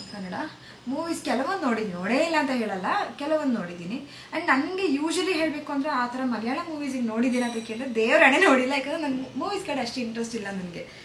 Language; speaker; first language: Kannada; non-native, local second language; Malayalam